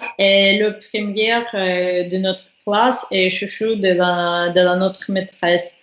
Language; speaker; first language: French; non-native, learner; Russian